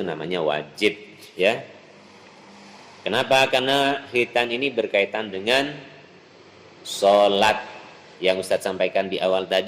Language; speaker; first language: Indonesian; native; Indonesian